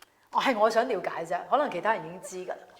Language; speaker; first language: Cantonese; native; Cantonese